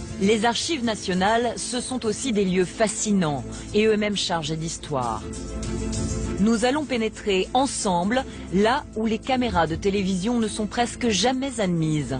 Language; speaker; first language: French; native; French